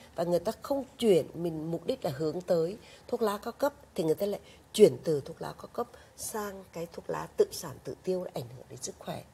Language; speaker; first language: Vietnamese; native; Vietnamese